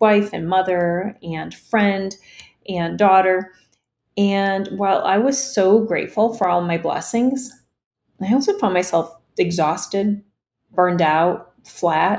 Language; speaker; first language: English; early bilingual, other home language; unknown